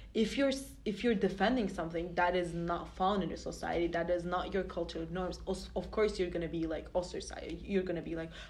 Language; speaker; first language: English; non-native, fluent; Turkish